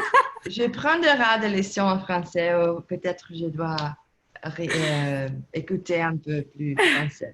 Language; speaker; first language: French; non-native, learner; Italian